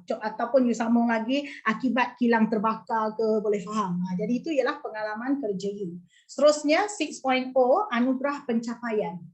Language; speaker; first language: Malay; native; Malay